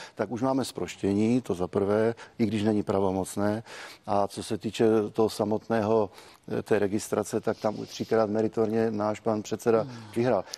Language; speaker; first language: Czech; native; Czech